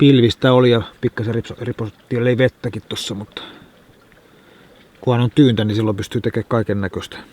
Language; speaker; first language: Finnish; native; Finnish